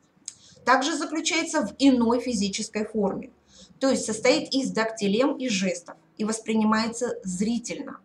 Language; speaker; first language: Russian; native; Russian